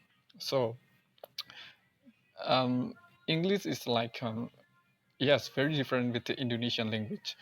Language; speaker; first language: English; non-native, learner; Indonesian